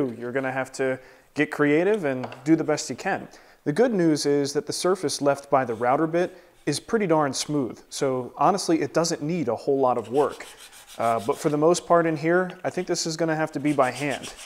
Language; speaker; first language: English; native; English